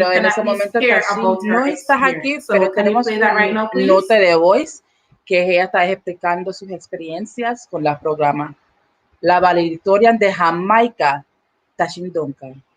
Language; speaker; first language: Spanish; non-native, learner; English